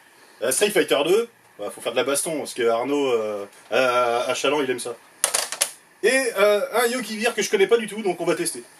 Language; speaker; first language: French; native; French